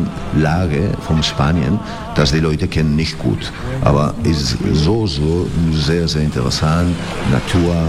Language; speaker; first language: German; non-native, learner; Spanish